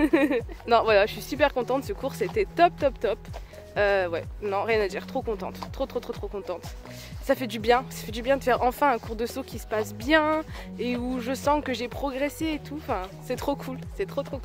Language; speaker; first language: French; native; French